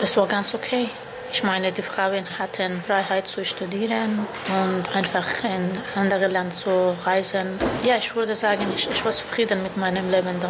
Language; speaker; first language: German; non-native, fluent; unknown